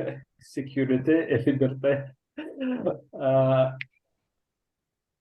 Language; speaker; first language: French; non-native, learner; Russian